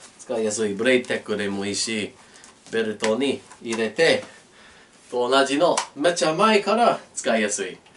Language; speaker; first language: Japanese; non-native, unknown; English